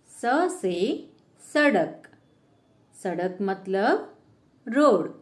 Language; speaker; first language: Hindi; native; Hindi